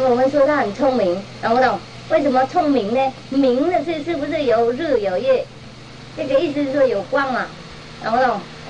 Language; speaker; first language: Chinese; non-native, fluent; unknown